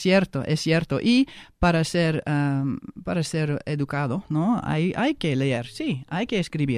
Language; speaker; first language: Spanish; non-native, fluent; English